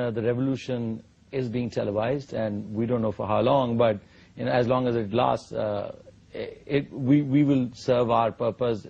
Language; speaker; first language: English; non-native, local second language; Urdu